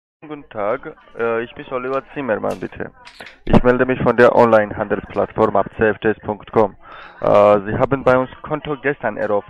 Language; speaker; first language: German; non-native, fluent; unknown